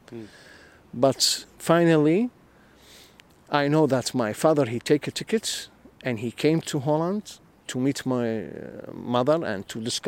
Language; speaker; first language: English; non-native, learner; Arabic